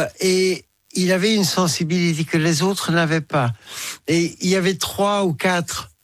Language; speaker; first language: French; non-native, fluent; English